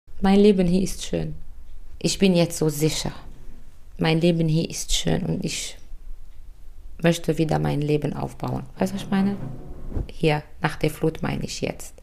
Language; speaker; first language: German; non-native, fluent; Arabic